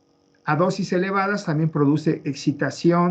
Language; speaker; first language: Spanish; native; Spanish